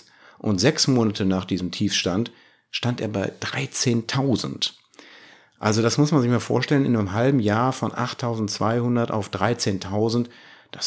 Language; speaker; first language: German; native; German